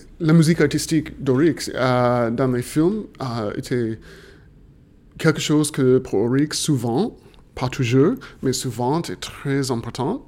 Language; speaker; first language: French; non-native, fluent; English